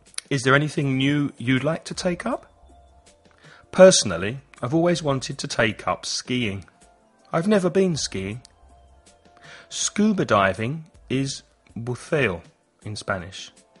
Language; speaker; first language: English; native; English